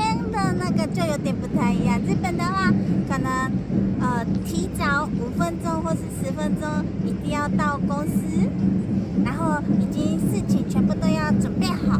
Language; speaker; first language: Chinese; early bilingual, heritage; Japanese